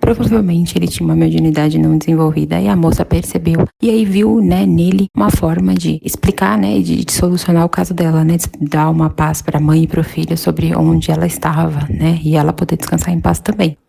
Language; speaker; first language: Portuguese; native; Portuguese